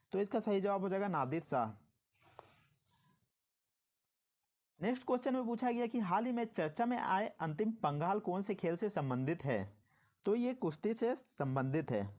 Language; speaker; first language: Hindi; native; Hindi